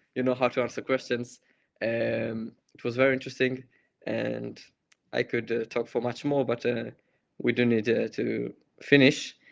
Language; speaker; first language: English; non-native, fluent; Hebrew